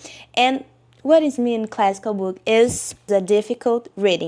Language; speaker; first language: English; non-native, learner; Portuguese